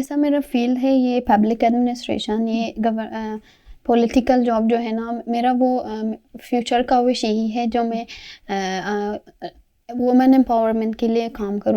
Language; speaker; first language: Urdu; non-native, learner; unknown